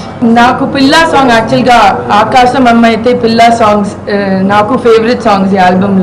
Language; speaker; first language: Telugu; non-native, local second language; Tamil